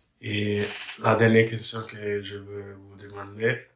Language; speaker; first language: French; non-native, fluent; English